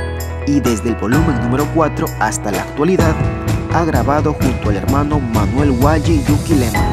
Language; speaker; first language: Spanish; native; Spanish